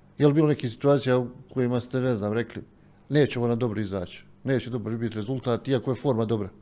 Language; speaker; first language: Croatian; native; Croatian